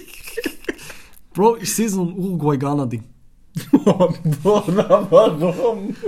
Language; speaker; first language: German; non-native, fluent; Arabic